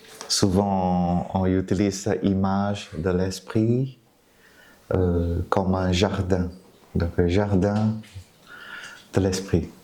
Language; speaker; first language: French; non-native, fluent; Vietnamese